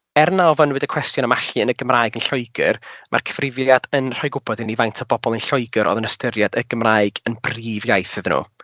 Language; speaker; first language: Welsh; native; Welsh